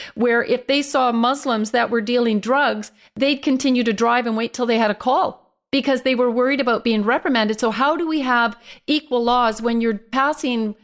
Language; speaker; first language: English; native; English